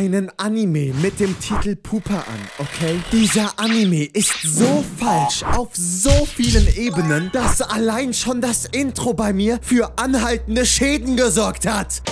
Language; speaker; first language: German; native; German